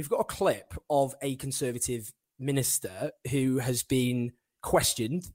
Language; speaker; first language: English; native; English